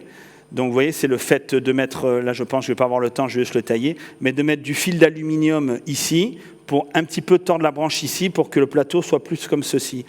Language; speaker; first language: French; native; French